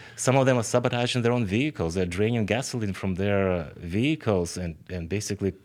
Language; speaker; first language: English; non-native, fluent; Ukrainian